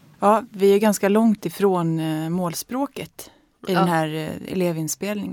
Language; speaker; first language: Swedish; native; Swedish